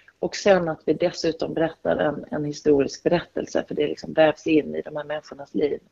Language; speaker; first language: Swedish; native; Swedish